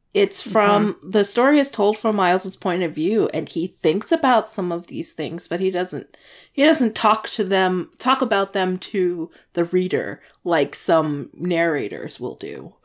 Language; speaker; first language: English; native; English